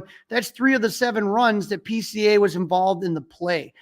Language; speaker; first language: English; native; English